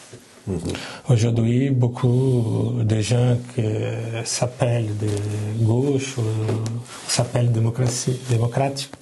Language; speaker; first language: French; non-native, learner; Portuguese